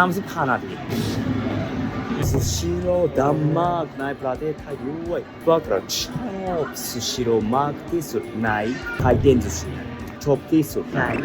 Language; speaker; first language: Thai; non-native, learner; Japanese